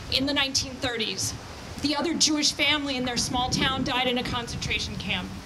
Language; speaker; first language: English; native; English